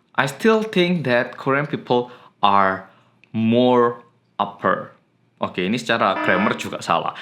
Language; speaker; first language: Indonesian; non-native, fluent; Korean